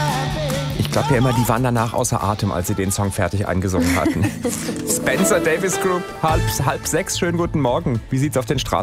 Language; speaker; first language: German; native; German